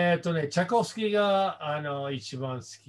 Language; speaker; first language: Japanese; non-native, fluent; English